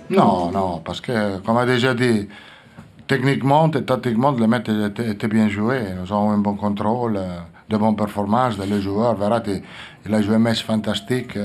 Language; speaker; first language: French; non-native, learner; Italian